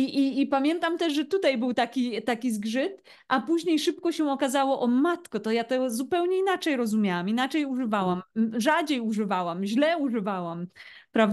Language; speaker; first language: Polish; native; Polish